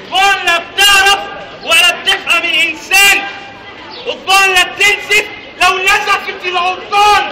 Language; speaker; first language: Arabic; native; Arabic